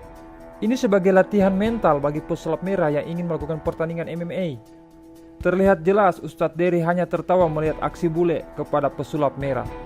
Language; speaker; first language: Indonesian; native; Indonesian